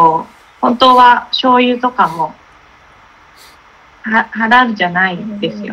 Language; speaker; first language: Japanese; non-native, learner; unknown